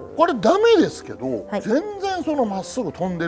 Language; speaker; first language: Japanese; native; Japanese